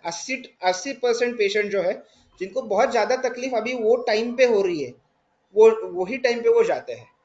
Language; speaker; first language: Hindi; non-native, local second language; Marathi